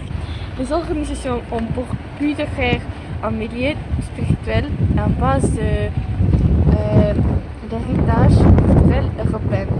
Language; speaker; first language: French; non-native, learner; Estonian